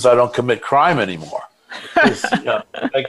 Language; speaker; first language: English; native; English